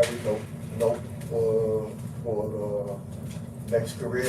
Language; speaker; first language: English; native; English